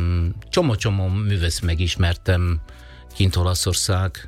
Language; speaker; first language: Hungarian; non-native, fluent; Italian